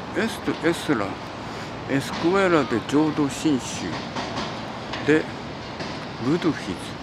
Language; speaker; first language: Spanish; non-native, learner; Japanese